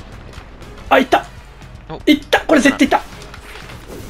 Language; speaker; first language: Japanese; native; Japanese